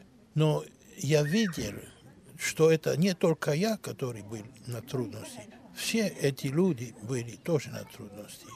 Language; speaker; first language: Russian; non-native, learner; Greek